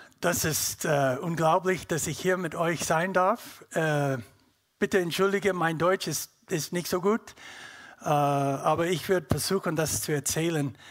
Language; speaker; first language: German; non-native, learner; English